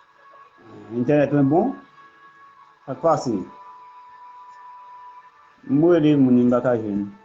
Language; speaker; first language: Portuguese; non-native, learner; Haitian Creole